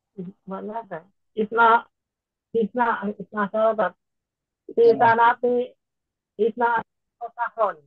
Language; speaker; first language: Arabic; non-native, learner; Indonesian